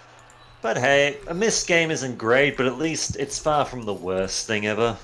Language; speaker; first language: English; native; English